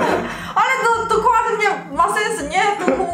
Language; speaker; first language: Polish; non-native, learner; Korean